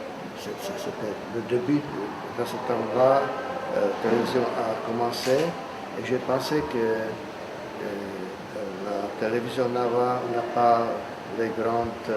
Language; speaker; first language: French; non-native, fluent; Czech